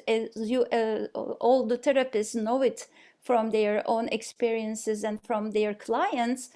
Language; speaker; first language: English; non-native, fluent; Turkish